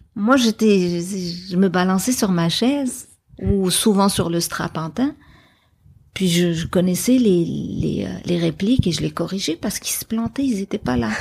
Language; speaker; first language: French; non-native, local second language; Arabic